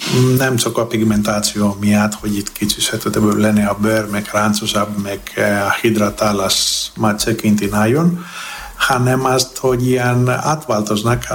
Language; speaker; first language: Hungarian; non-native, fluent; Greek